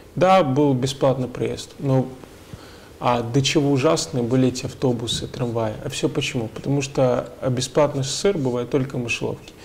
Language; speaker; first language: Russian; native; Russian